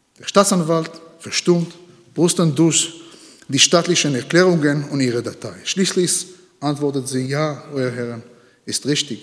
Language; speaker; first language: German; non-native, learner; Hebrew